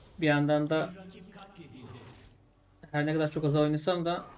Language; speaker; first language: Turkish; native; Turkish